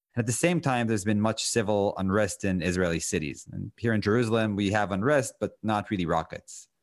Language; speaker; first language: English; non-native, fluent; Hebrew